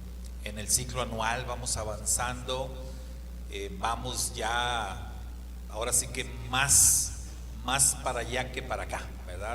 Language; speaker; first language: Spanish; native; Spanish